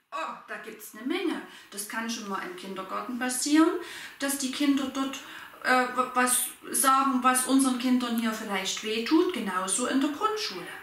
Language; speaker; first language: German; native; German